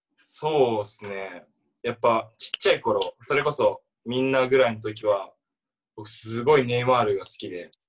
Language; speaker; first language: Japanese; native; Japanese